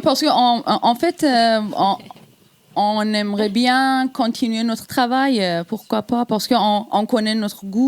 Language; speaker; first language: French; non-native, fluent; Persian